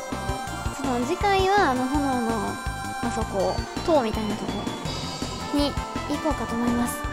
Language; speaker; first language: Japanese; native; Japanese